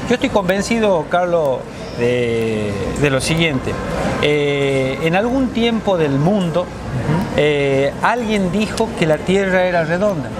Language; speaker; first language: Spanish; native; Spanish